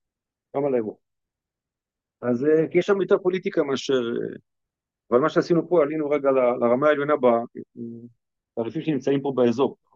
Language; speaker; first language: Hebrew; native; Hebrew